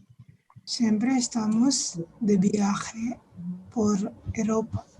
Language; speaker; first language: Spanish; non-native, learner; English